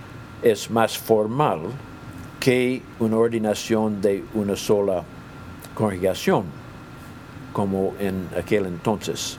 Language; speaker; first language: Spanish; non-native, fluent; English